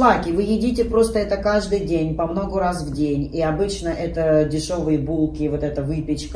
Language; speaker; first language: Russian; native; Russian